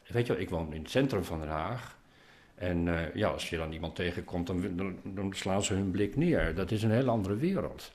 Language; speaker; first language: Dutch; native; Dutch